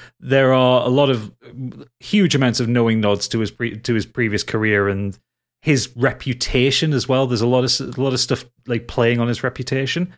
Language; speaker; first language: English; native; English